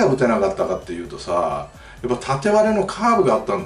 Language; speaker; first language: Japanese; native; Japanese